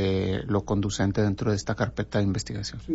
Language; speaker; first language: Spanish; native; Spanish